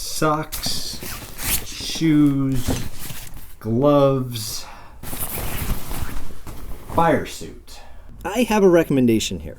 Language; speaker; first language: English; native; English